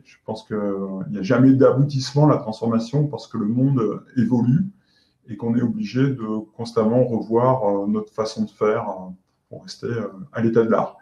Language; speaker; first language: French; native; French